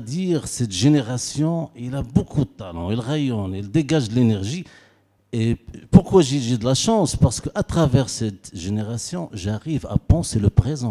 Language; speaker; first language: French; non-native, local second language; Arabic